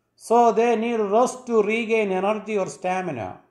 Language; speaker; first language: English; non-native, local second language; Malayalam